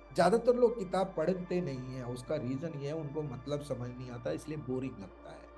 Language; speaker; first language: Hindi; non-native, local second language; Malayalam